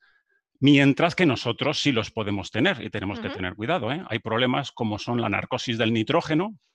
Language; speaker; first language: Spanish; native; Spanish